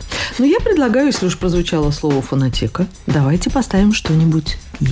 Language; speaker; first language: Russian; native; Russian